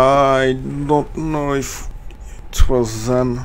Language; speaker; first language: English; non-native, learner; French